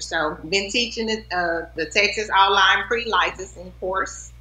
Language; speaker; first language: English; native; English